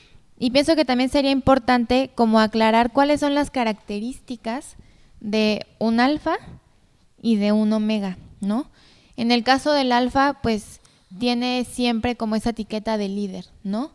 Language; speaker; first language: Spanish; native; Spanish